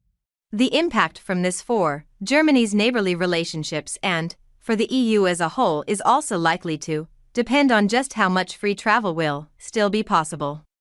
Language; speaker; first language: English; non-native, fluent; German